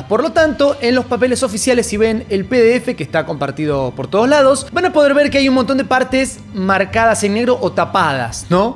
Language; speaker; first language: Spanish; native; Spanish